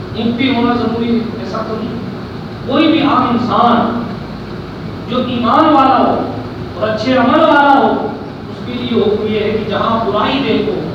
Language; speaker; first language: Urdu; native; Urdu